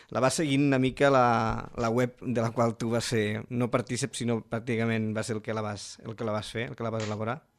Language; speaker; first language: Catalan; native; Catalan